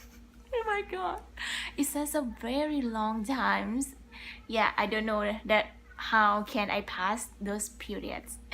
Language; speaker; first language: English; non-native, learner; Thai